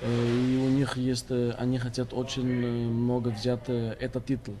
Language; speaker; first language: Russian; non-native, learner; Greek